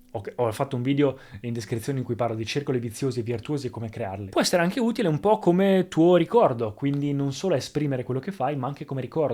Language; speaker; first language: Italian; native; Italian